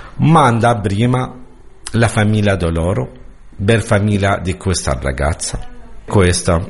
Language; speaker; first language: Italian; non-native, learner; Arabic